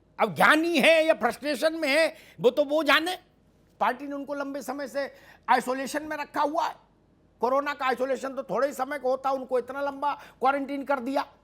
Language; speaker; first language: Hindi; native; Hindi